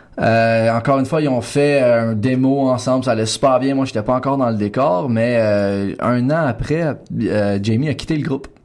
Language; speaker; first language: French; native; French